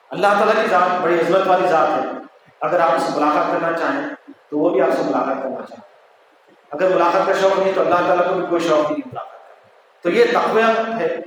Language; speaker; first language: Urdu; native; Urdu